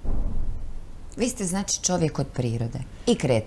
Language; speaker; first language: Croatian; native; Croatian